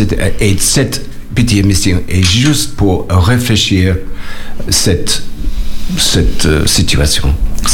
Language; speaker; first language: French; non-native, learner; English